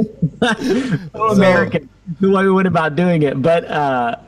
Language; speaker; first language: English; native; English